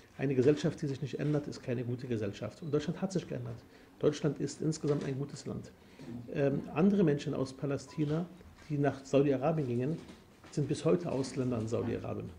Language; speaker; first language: German; early bilingual, other home language; Arabic